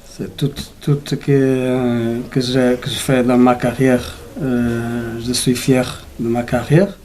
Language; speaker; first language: French; non-native, learner; Portuguese